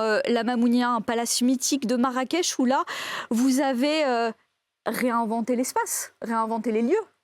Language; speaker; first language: French; native; French